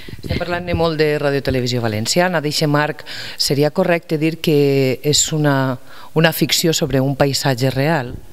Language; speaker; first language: Catalan; native; Catalan